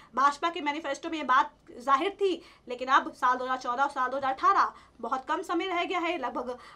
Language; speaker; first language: Hindi; native; Hindi